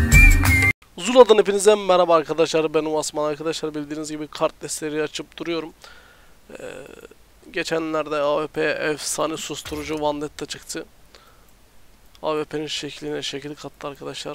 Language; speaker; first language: Turkish; native; Turkish